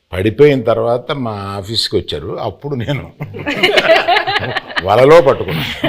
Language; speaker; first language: Telugu; native; Telugu